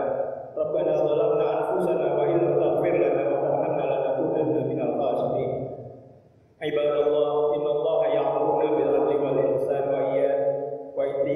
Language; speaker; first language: Indonesian; native; Indonesian